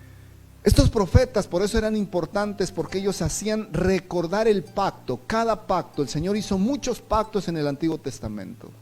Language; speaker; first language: Spanish; native; Spanish